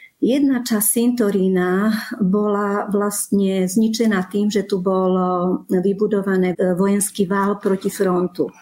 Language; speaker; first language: Slovak; native; Slovak